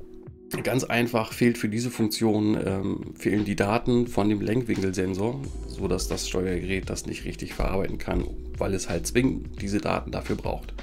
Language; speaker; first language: German; native; German